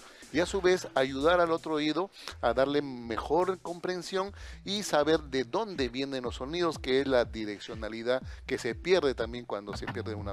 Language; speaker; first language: Spanish; native; Spanish